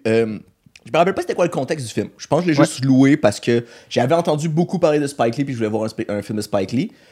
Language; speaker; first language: French; native; French